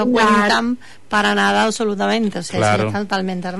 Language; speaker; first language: Spanish; native; Spanish